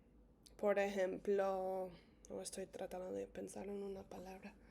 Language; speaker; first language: Spanish; non-native, fluent; English